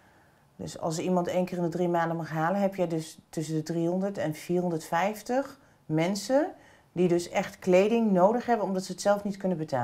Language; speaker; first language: Dutch; native; Dutch